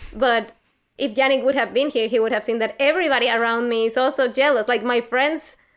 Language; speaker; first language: English; non-native, fluent; Spanish